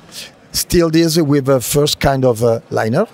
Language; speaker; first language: English; non-native, learner; Italian